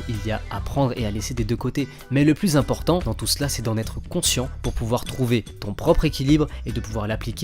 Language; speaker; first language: French; native; French